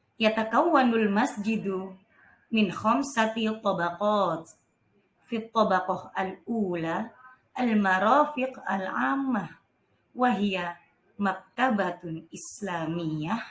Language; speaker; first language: Arabic; non-native, fluent; Indonesian